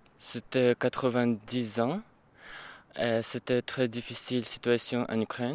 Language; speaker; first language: French; non-native, learner; Ukrainian